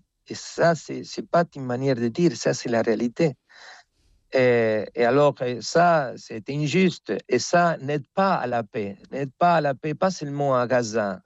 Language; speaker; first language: French; non-native, fluent; Spanish